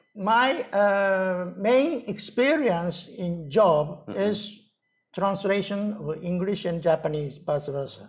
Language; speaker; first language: English; non-native, learner; Japanese